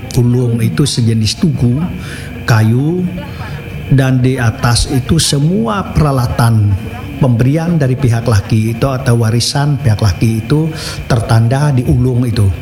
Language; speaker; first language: Indonesian; non-native, local second language; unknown